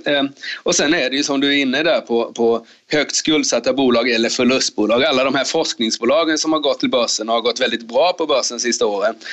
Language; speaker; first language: Swedish; native; Swedish